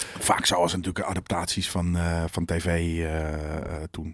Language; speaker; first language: Dutch; native; Dutch